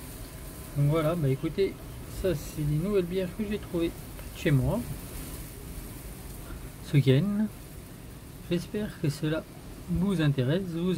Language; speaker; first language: French; native; French